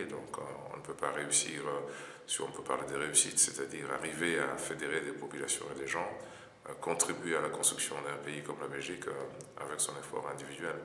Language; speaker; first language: French; non-native, local second language; Lingala